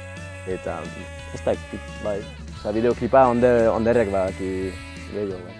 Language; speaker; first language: Basque; non-native, local second language; French